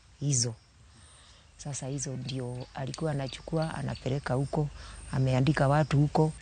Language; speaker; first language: Swahili; non-native, local second language; Luo (Kenya and Tanzania)